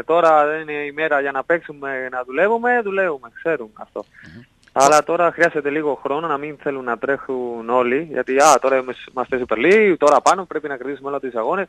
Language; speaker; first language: Greek; non-native, learner; Spanish